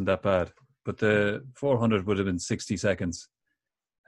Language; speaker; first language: English; native; English